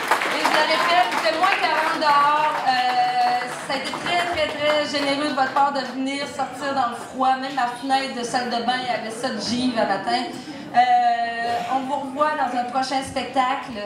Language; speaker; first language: French; native; French